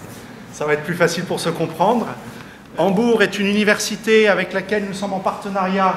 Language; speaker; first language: French; native; French